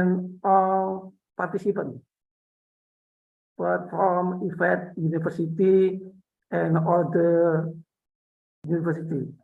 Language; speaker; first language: English; non-native, local second language; Indonesian